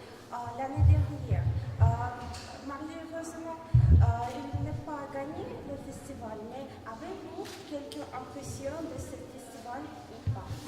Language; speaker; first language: French; non-native, learner; Russian